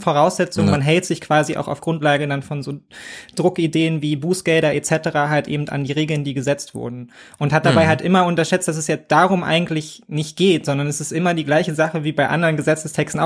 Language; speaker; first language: German; native; German